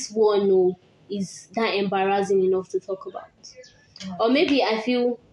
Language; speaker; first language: English; non-native, local second language; Yoruba